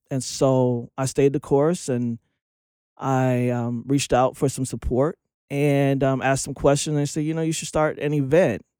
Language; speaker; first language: English; native; English